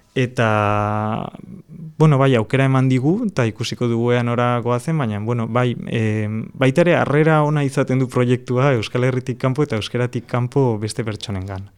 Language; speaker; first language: Basque; non-native, fluent; Catalan